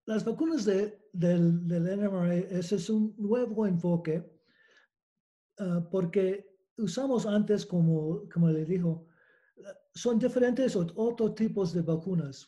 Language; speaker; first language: Spanish; non-native, learner; English